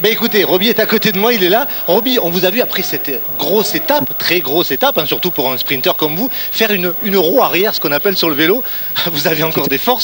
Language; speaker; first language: French; native; French